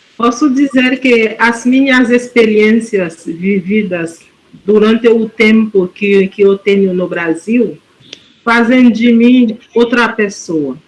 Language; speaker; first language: Portuguese; non-native, fluent; Haitian Creole